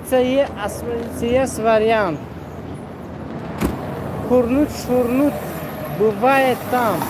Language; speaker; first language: Russian; non-native, local second language; Tajik